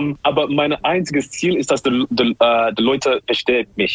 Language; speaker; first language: German; non-native, learner; English